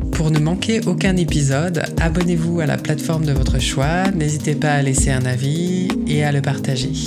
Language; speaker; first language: French; native; French